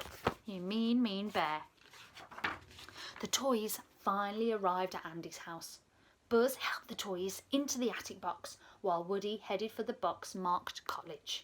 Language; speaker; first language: English; native; English